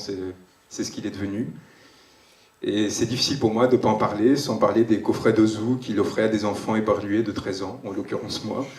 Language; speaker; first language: French; native; French